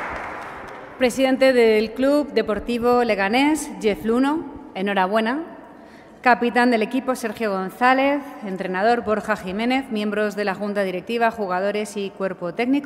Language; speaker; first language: Spanish; native; Spanish